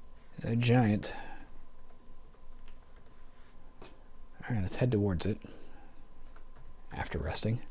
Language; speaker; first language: English; native; English